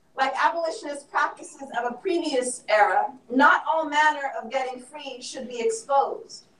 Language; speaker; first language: English; native; English